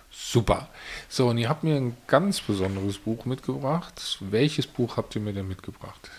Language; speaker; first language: German; native; German